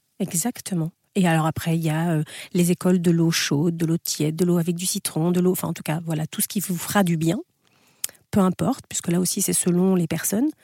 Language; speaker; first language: French; native; French